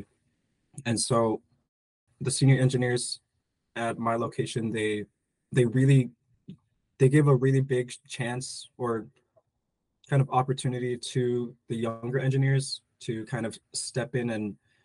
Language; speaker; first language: English; native; English